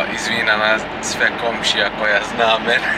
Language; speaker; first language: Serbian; non-native, learner; Turkish